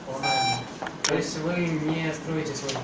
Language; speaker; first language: Russian; native; Russian